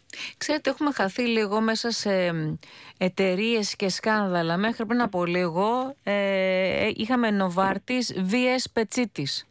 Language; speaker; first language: Greek; native; Greek